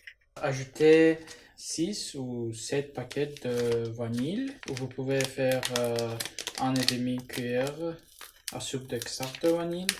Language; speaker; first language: French; non-native, learner; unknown